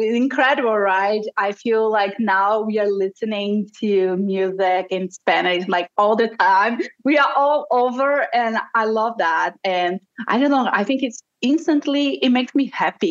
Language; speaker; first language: English; non-native, fluent; Portuguese